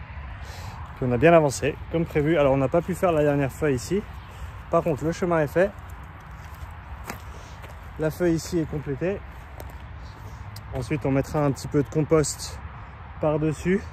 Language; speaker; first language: French; native; French